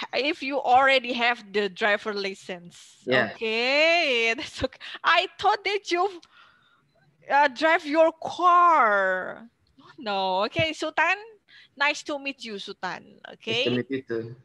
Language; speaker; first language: English; non-native, fluent; Indonesian